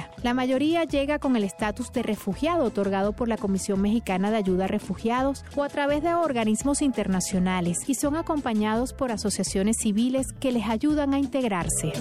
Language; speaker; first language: Spanish; native; Spanish